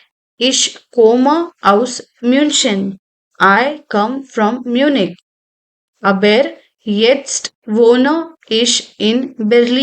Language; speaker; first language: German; non-native, fluent; Hindi